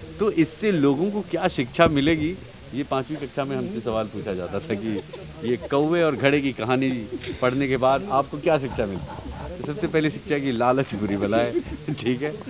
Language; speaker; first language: Hindi; native; Hindi